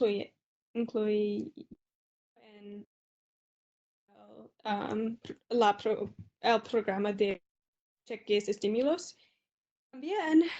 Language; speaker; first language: Spanish; non-native, learner; English